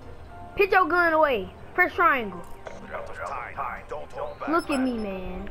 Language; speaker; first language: English; native; English